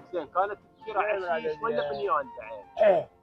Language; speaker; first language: Arabic; native; Arabic